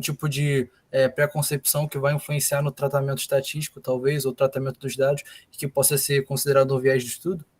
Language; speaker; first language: Portuguese; native; Portuguese